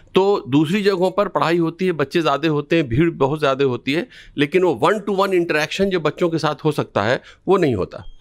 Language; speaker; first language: Hindi; native; Hindi